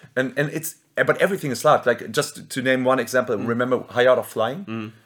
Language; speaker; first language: English; non-native, fluent; German